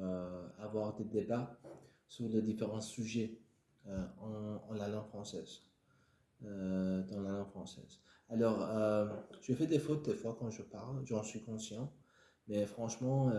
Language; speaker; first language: French; non-native, fluent; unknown